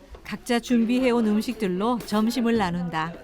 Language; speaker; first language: Korean; native; Korean